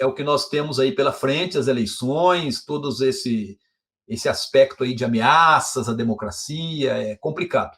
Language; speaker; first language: Portuguese; native; Portuguese